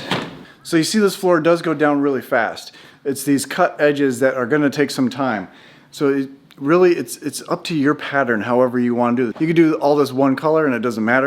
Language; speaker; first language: English; native; English